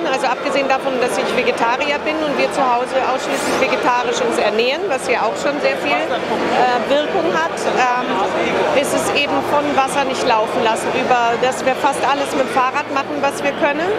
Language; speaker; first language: German; native; German